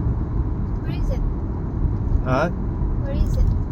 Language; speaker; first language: English; non-native, local second language; Waray